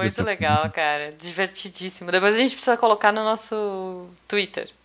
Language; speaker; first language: Portuguese; native; Portuguese